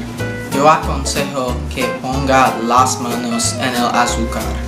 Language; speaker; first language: Spanish; non-native, learner; English